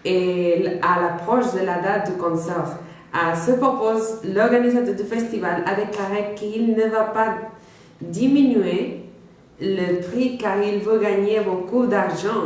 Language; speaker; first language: French; non-native, learner; Spanish